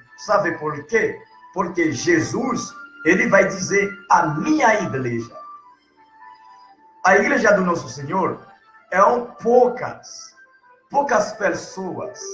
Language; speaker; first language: Portuguese; non-native, learner; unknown